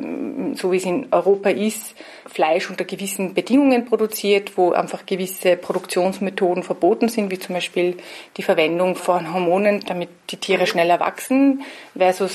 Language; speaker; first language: German; native; German